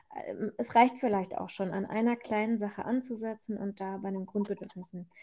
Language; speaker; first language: German; early bilingual, other home language; Persian